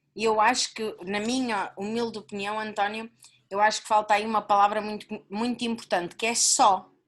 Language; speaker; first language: Portuguese; native; Portuguese